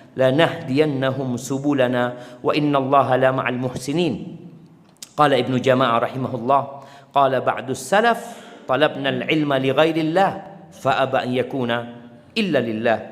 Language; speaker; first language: Arabic; non-native, fluent; Indonesian